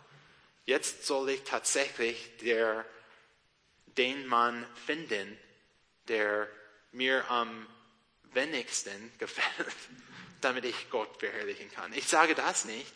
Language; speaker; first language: German; non-native, learner; English